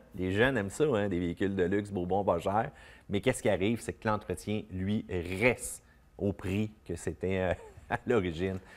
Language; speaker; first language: French; native; French